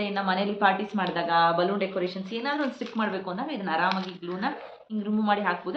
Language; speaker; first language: Kannada; native; Kannada